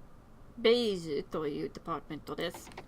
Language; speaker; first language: Japanese; non-native, learner; English